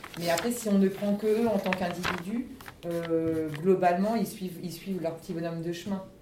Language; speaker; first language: French; native; French